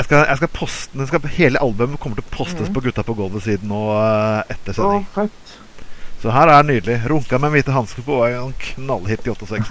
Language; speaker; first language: Norwegian; native; Norwegian